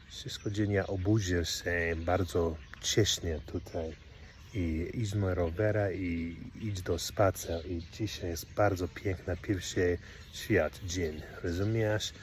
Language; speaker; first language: Polish; non-native, learner; English